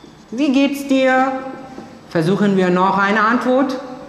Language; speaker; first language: German; non-native, fluent; Marathi